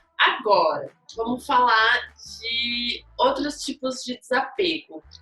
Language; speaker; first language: Portuguese; native; Portuguese